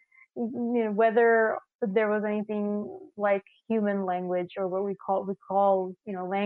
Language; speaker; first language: English; non-native, local second language; Sinhala